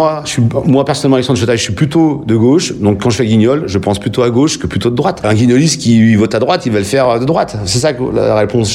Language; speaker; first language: French; native; French